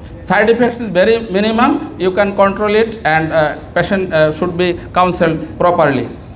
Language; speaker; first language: English; non-native, local second language; Bangla